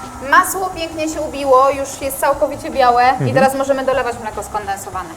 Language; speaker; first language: Polish; native; Polish